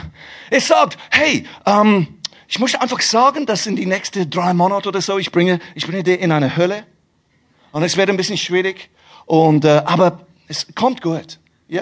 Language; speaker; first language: German; non-native, fluent; English